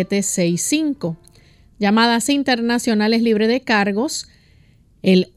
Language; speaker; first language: Spanish; native; Spanish